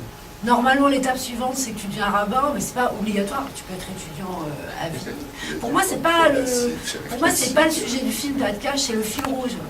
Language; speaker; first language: French; native; French